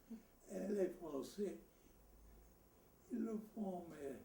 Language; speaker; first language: French; non-native, fluent; English